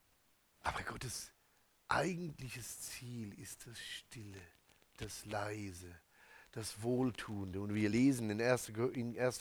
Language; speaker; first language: German; native; German